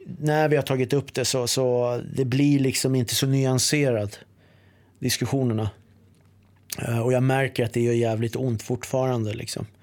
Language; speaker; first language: Swedish; native; Swedish